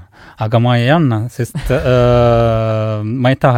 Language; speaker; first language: Estonian; non-native, local second language; Russian